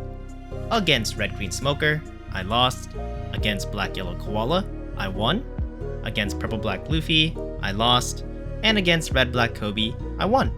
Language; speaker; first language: English; native; English